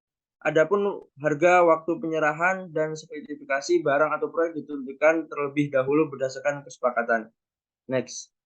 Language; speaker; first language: Indonesian; native; Indonesian